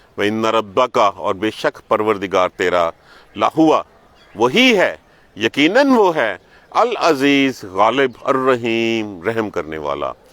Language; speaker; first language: Urdu; non-native, local second language; Punjabi